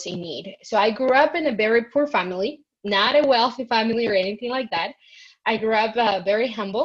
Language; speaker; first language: English; non-native, fluent; Spanish